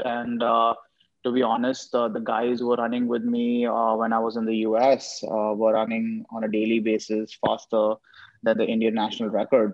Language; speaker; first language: English; non-native, local second language; Hindi